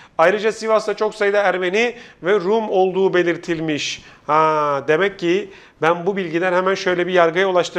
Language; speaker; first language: Turkish; native; Turkish